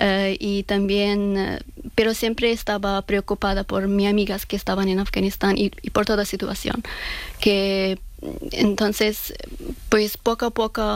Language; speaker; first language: Spanish; non-native, fluent; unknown